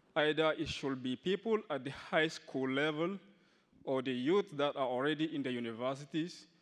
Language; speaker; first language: English; non-native, local second language; Hausa